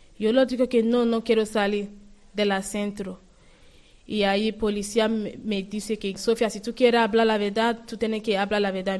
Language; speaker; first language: Spanish; non-native, learner; Yoruba